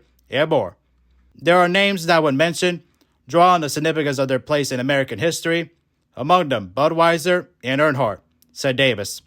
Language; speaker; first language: English; native; English